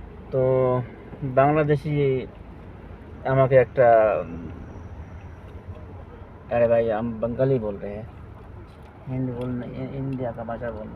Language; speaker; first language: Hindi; non-native, learner; Bangla